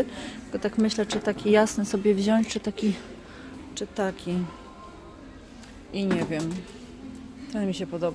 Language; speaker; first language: Polish; native; Polish